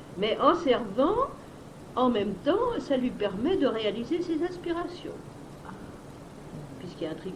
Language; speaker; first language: French; native; French